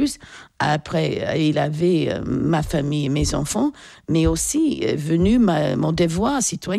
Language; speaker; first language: French; non-native, fluent; English